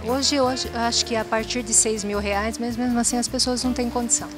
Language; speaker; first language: Portuguese; native; Portuguese